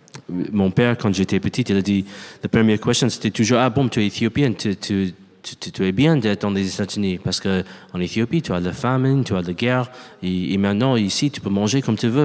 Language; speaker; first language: French; non-native, learner; English